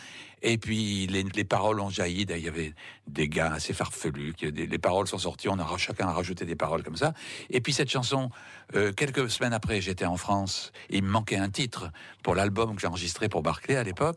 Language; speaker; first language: French; native; French